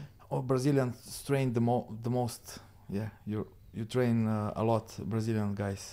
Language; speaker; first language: English; non-native, learner; Serbian